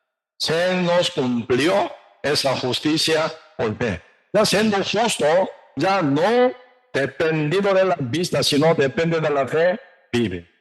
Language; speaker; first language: Spanish; non-native, learner; Korean